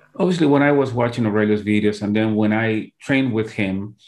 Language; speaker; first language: English; non-native, fluent; Spanish